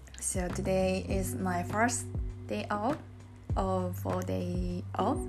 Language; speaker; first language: English; non-native, learner; Japanese